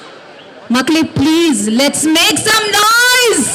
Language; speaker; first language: Tamil; native; Tamil